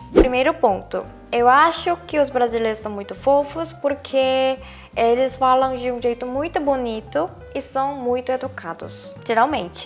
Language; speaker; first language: Portuguese; non-native, fluent; Korean